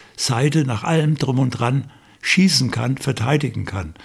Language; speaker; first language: German; native; German